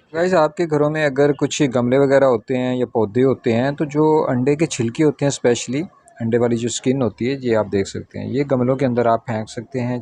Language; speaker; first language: Urdu; non-native, local second language; Punjabi